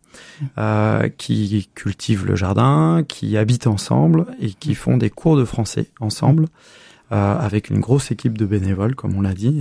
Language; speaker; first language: French; native; French